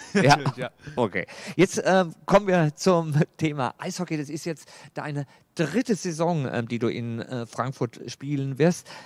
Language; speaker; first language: German; native; German